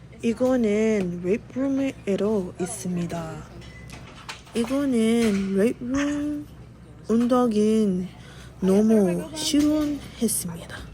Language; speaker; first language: Korean; non-native, learner; English